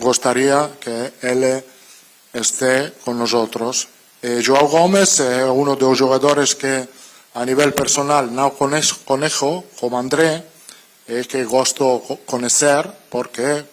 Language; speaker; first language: Portuguese; non-native, learner; Italian